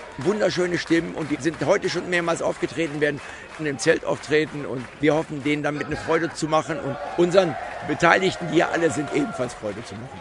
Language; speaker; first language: German; native; German